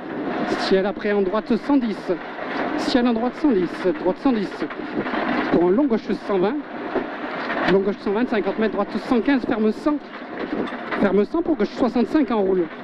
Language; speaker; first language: French; native; French